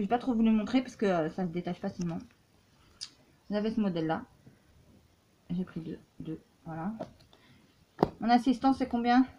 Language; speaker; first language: French; native; French